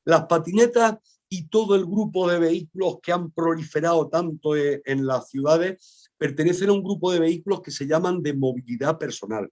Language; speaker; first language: Spanish; native; Spanish